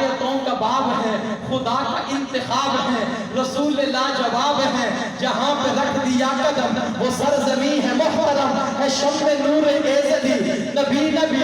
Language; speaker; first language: Urdu; native; Urdu